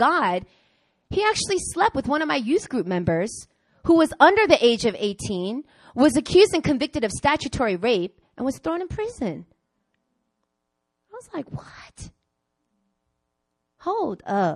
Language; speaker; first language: English; native; English